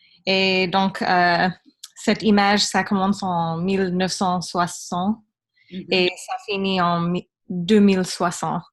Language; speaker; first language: French; non-native, learner; English